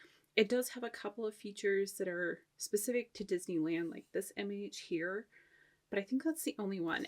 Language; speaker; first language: English; native; English